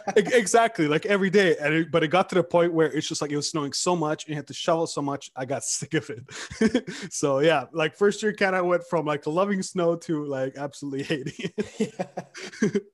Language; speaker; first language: English; early bilingual, other home language; Romanian